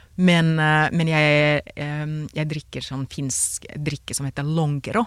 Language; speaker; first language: Norwegian; non-native, fluent; Finnish